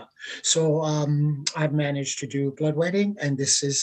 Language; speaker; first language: English; non-native, fluent; Persian